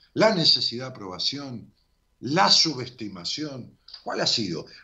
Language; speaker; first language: Spanish; native; Spanish